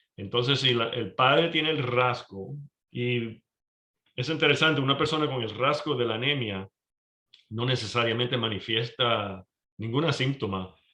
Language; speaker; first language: Spanish; early bilingual, heritage; Spanish